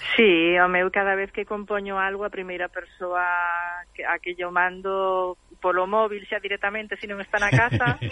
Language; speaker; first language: Galician; non-native, local second language; Spanish